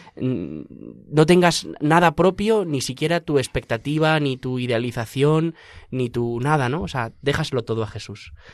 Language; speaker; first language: Spanish; native; Spanish